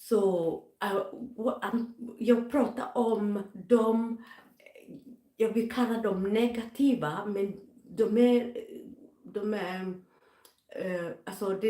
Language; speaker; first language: Swedish; non-native, fluent; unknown